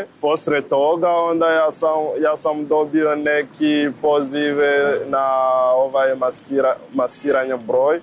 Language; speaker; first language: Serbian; non-native, learner; Rundi